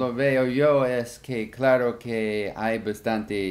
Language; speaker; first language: Spanish; non-native, fluent; English